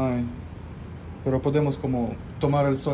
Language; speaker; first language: Spanish; non-native, learner; Russian